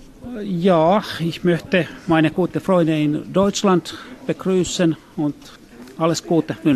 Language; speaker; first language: German; non-native, fluent; Finnish